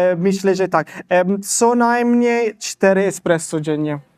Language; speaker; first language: Polish; non-native, learner; Italian